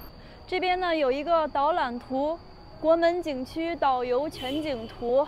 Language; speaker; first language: Chinese; native; Chinese